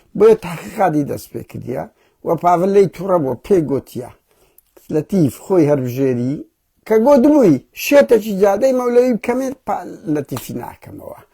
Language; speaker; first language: Central Kurdish; early bilingual, heritage; Central Kurdish